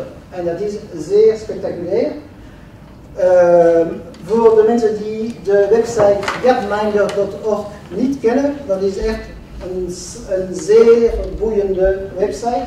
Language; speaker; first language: Dutch; non-native, local second language; French